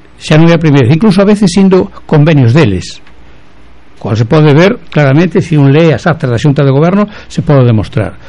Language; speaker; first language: Galician; native; Galician